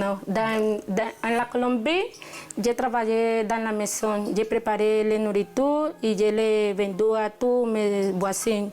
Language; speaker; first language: French; non-native, learner; Spanish